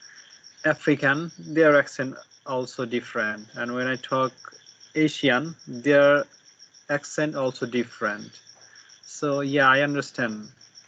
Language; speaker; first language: English; non-native, learner; Bangla